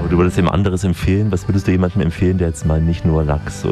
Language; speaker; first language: German; native; German